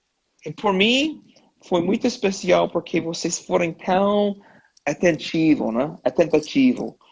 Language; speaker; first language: Portuguese; non-native, learner; English